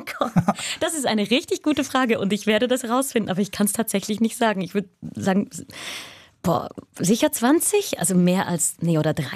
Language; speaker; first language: German; native; German